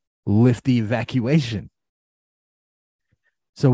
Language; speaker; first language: English; native; English